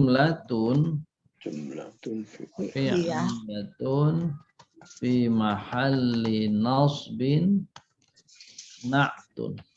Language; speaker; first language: Arabic; non-native, fluent; Indonesian